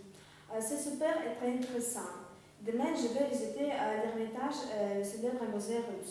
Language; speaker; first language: French; non-native, learner; Russian